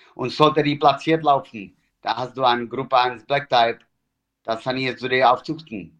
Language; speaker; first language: German; non-native, fluent; Italian